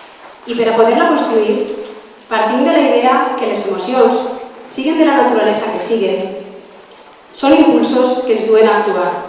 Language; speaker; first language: Catalan; native; Catalan